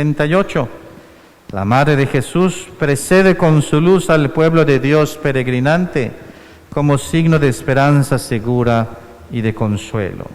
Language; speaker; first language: Spanish; native; Spanish